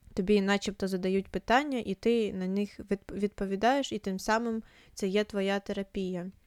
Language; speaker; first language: Ukrainian; non-native, local second language; Russian